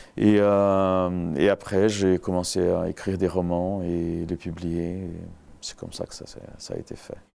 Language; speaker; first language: French; non-native, fluent; Portuguese